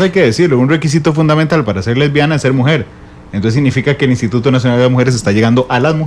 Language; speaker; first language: Spanish; native; Spanish